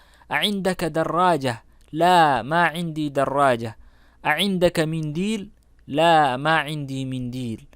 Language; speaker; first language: Arabic; non-native, local second language; Somali